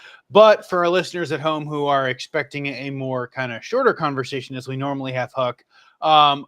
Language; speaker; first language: English; native; English